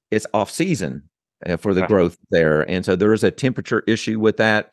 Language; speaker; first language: English; native; English